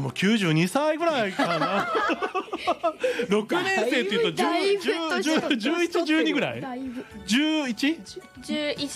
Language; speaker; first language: Japanese; native; Japanese